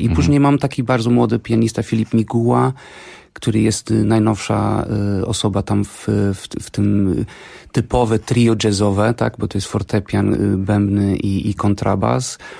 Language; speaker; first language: Polish; non-native, fluent; Portuguese